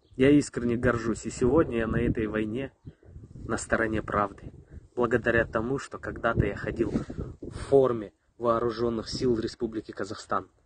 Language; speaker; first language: Russian; native; Russian